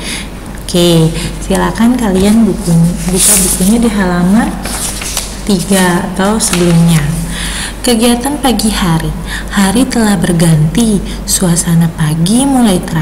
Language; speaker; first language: Indonesian; native; Indonesian